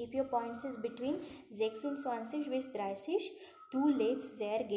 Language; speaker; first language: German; non-native, fluent; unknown